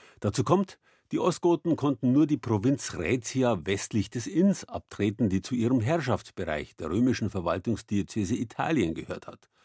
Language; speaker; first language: German; native; German